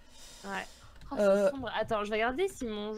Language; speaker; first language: French; native; French